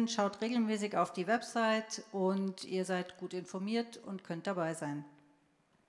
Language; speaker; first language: German; native; German